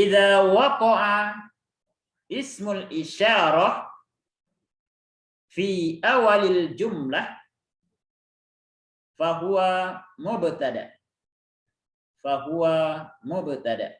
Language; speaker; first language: Arabic; non-native, fluent; Indonesian